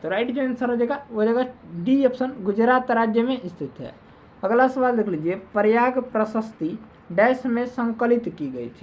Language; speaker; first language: Hindi; native; Hindi